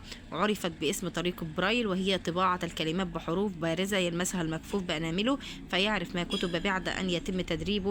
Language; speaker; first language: Arabic; native; Arabic